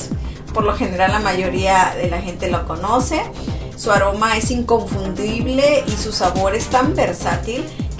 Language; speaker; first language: Spanish; native; Spanish